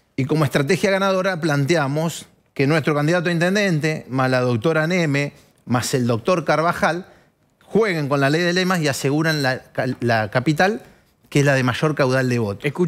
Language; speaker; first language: Spanish; native; Spanish